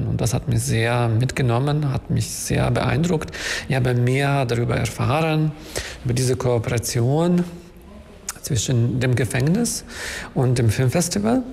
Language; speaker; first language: German; non-native, fluent; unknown